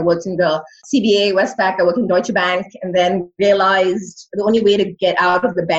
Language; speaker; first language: English; non-native, local second language; Tamil